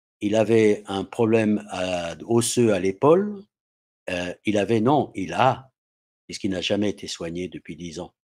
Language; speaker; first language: French; non-native, fluent; English